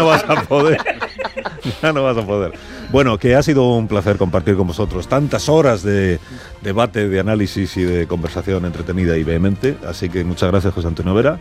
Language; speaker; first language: Spanish; native; Spanish